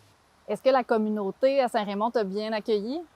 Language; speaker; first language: French; native; French